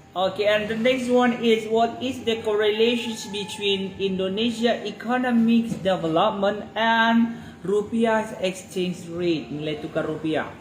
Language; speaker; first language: English; non-native, fluent; Indonesian